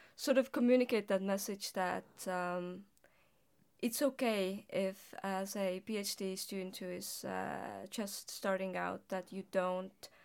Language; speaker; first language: English; non-native, fluent; Estonian